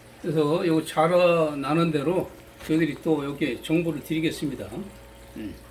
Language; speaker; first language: Korean; native; Korean